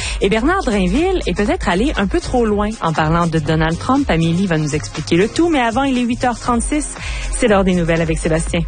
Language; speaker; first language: French; native; French